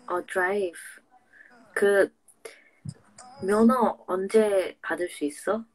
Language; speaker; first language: Korean; non-native, fluent; English